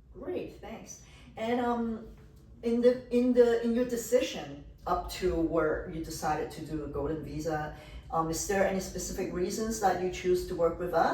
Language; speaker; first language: English; non-native, fluent; Portuguese